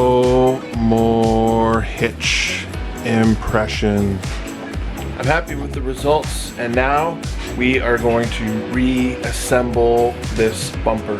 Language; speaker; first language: English; native; English